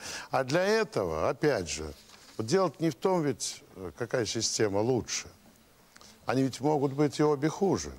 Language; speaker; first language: Russian; native; Russian